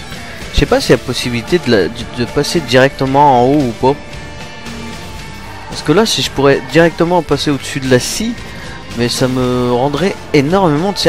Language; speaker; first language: French; native; French